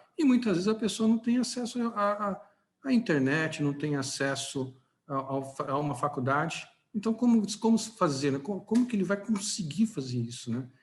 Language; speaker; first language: Portuguese; native; Portuguese